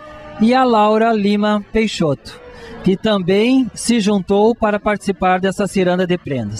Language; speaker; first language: Portuguese; native; Portuguese